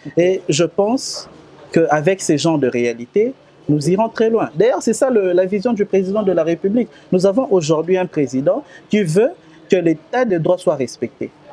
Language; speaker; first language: French; non-native, local second language; Lingala